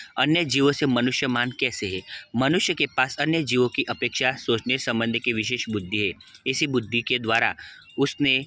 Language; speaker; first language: Hindi; non-native, local second language; Gujarati